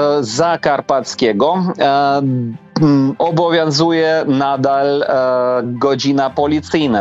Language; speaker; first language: Polish; non-native, fluent; Ukrainian